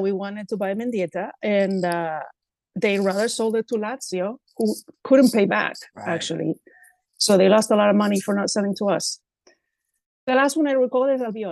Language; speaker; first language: English; non-native, fluent; Spanish